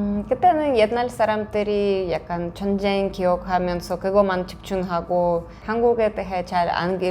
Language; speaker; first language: Korean; non-native, fluent; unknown